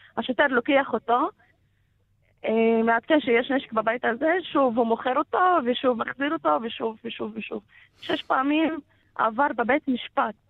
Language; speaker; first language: Hebrew; non-native, local second language; Arabic